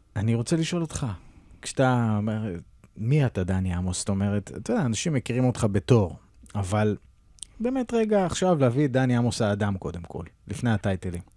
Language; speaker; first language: Hebrew; native; Hebrew